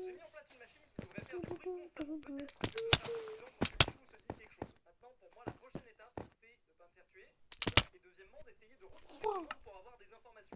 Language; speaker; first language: French; native; French